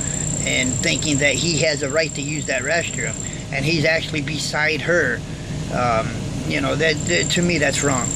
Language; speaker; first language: English; native; English